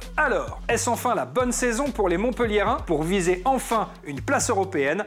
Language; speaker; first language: French; native; French